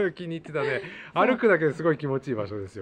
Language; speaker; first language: Japanese; native; Japanese